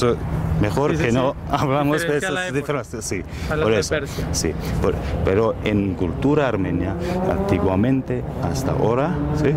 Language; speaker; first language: Spanish; non-native, learner; Armenian